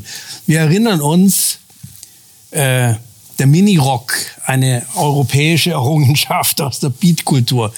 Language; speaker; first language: German; native; German